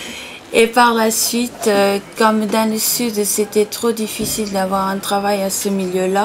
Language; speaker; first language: French; non-native, fluent; Portuguese